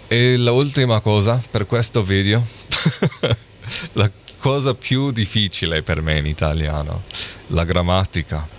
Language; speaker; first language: Italian; non-native, learner; English